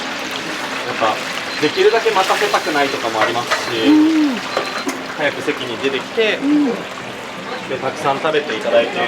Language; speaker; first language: Japanese; native; Japanese